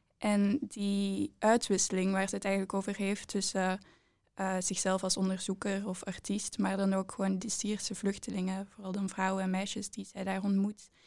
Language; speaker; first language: Dutch; native; Dutch